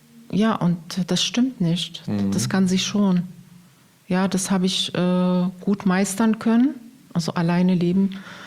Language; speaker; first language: German; non-native, fluent; Arabic